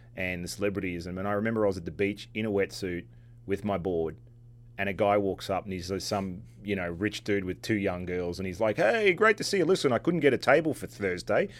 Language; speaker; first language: English; native; English